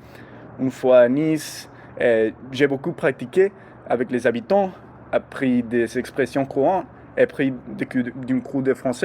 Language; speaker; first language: French; non-native, learner; English